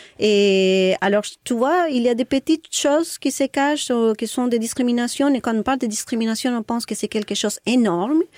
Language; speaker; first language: French; non-native, fluent; Spanish